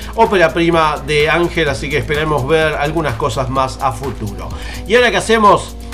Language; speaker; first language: Spanish; native; Spanish